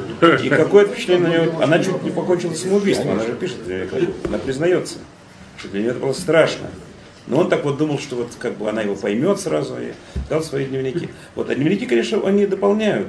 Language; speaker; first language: Russian; native; Russian